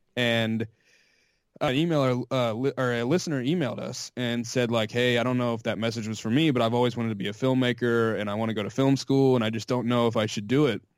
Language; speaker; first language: English; native; English